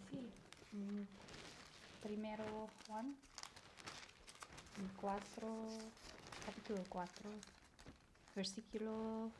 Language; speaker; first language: Spanish; non-native, learner; English